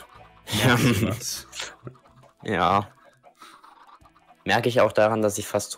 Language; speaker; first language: German; native; German